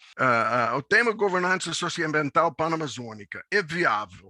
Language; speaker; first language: Portuguese; non-native, fluent; English